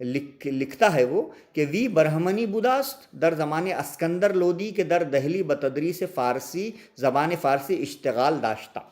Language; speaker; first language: Persian; non-native, local second language; Urdu